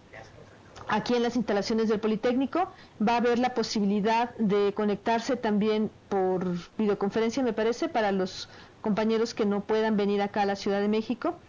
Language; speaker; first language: Spanish; native; Spanish